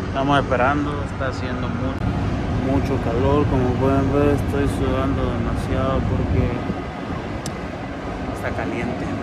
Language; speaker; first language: Spanish; early bilingual, other home language; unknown